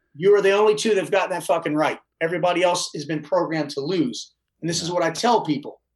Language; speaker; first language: English; native; English